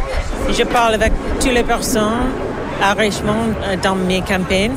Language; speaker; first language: French; non-native, learner; English